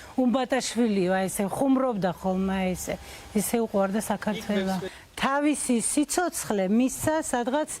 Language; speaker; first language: Georgian; non-native, local second language; Azerbaijani